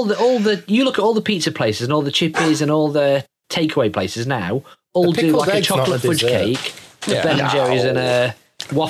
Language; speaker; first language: English; native; English